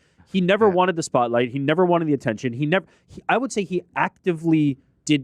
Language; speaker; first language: English; native; English